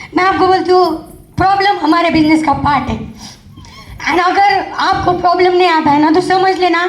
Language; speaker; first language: Hindi; non-native, local second language; Marathi